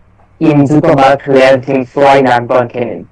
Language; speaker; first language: German; non-native, learner; Bangla